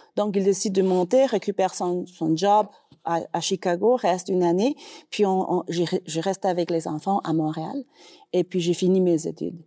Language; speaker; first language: French; non-native, fluent; Spanish